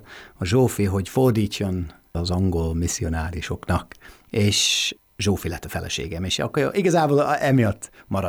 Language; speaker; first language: Hungarian; non-native, fluent; English